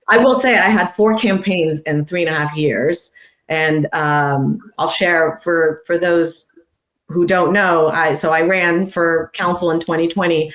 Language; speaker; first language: English; non-native, fluent; Persian